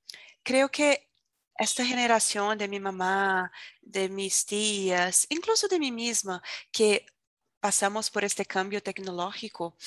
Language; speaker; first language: Spanish; non-native, fluent; Portuguese